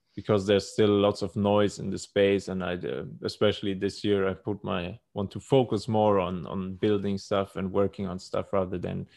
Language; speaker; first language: English; non-native, fluent; German